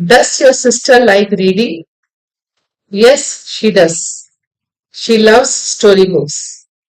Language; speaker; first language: English; non-native, local second language; Hindi